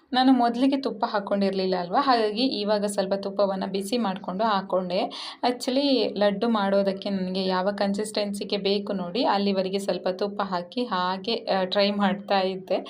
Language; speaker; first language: Kannada; non-native, local second language; Tulu